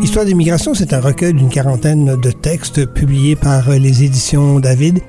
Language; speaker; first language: French; native; French